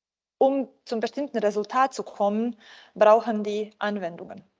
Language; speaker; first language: German; non-native, fluent; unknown